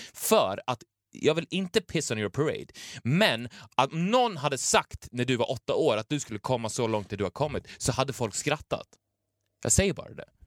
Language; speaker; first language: Swedish; native; Swedish